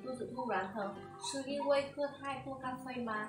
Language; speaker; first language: Chinese; non-native, fluent; Vietnamese